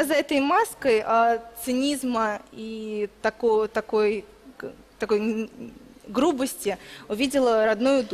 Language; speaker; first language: Russian; native; Russian